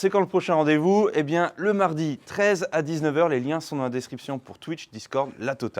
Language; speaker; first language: French; native; French